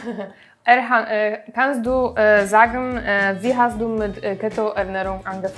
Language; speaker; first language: German; non-native, learner; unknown